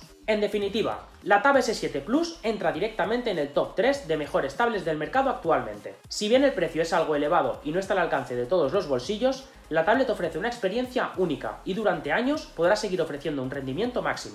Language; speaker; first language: Spanish; native; Spanish